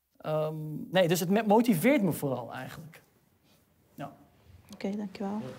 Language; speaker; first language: Dutch; early bilingual, other home language; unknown